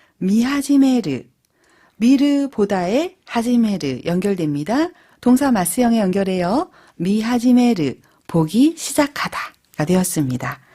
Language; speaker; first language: Korean; native; Korean